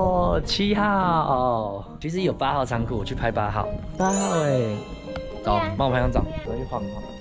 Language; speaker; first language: Chinese; native; Chinese